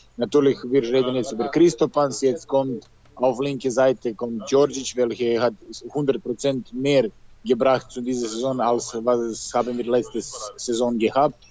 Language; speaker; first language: German; non-native, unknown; Serbian